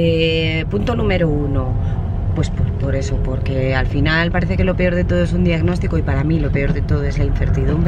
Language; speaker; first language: Spanish; native; Spanish